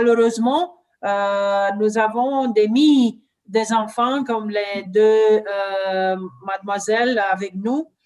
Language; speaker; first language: French; non-native, learner; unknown